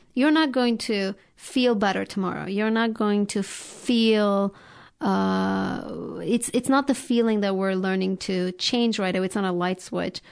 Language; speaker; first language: English; non-native, fluent; Turkish